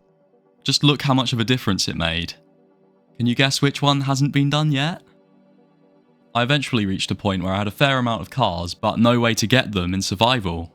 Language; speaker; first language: English; native; English